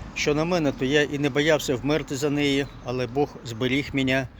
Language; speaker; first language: Ukrainian; native; Ukrainian